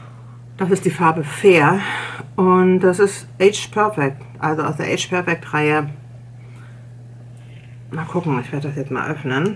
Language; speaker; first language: German; native; German